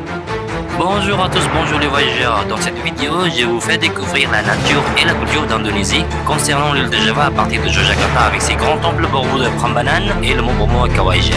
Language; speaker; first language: French; non-native, fluent; Indonesian